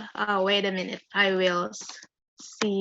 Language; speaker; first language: English; non-native, learner; Indonesian